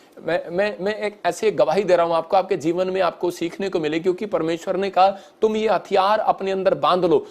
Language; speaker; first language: Hindi; non-native, local second language; Punjabi